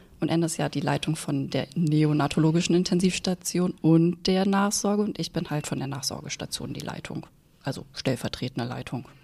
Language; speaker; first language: German; native; German